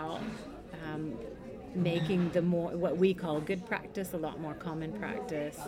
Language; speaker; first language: English; native; English